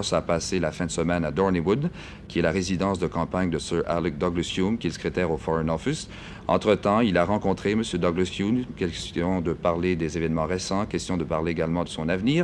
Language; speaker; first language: French; native; French